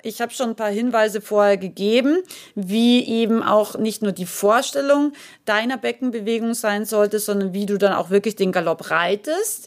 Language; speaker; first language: German; native; German